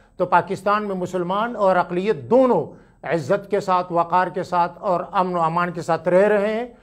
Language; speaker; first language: Urdu; non-native, local second language; Pashto